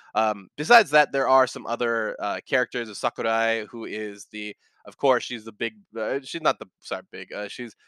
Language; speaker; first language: English; native; English